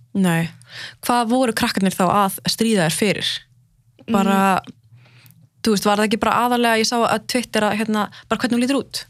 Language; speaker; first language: Icelandic; early bilingual, other home language; Arabic